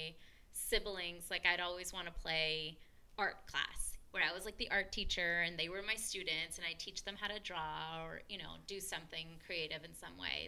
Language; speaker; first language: English; early bilingual, other home language; Spanish